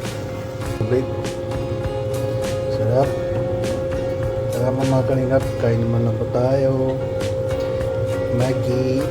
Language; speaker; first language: Filipino; non-native, local second language; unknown